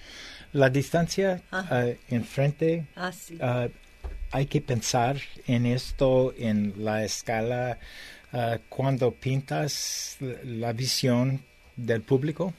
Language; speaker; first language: Spanish; non-native, fluent; English